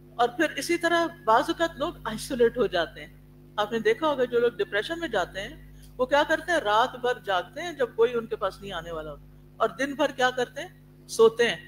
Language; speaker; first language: Urdu; native; Urdu